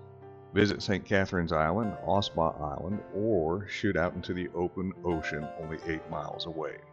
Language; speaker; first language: English; native; English